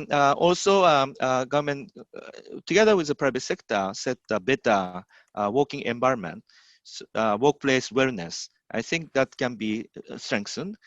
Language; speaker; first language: English; non-native, fluent; Japanese